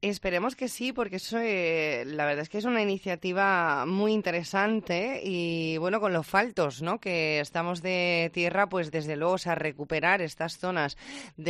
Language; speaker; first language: Spanish; native; Spanish